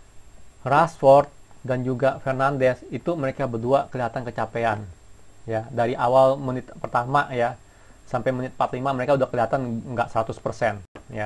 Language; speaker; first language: Indonesian; native; Indonesian